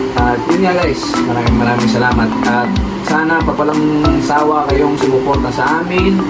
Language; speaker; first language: Filipino; native; Filipino